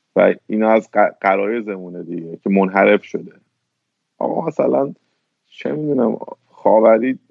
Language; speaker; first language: Persian; native; Persian